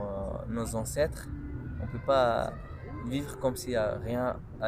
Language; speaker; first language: French; non-native, local second language; Kurdish